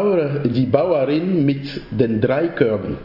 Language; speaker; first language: German; non-native, fluent; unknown